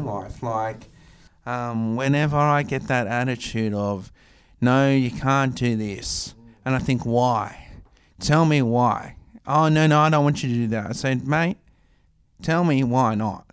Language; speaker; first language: English; native; English